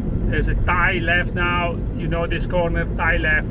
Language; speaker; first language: English; non-native, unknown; Italian